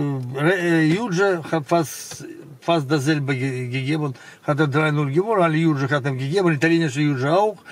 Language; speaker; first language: German; non-native, learner; Russian